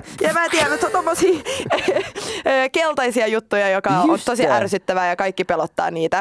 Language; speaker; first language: Finnish; non-native, local second language; Swedish